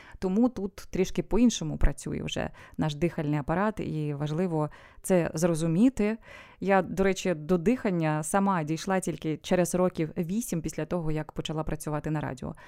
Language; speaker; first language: Ukrainian; non-native, local second language; Russian